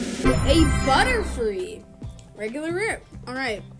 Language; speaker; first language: English; native; English